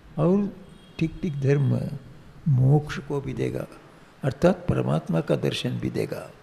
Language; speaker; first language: Hindi; non-native, local second language; Tamil